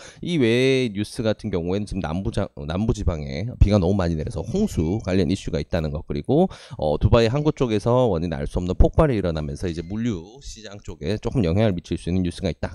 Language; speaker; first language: Korean; native; Korean